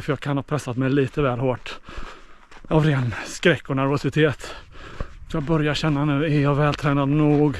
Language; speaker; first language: Swedish; native; Swedish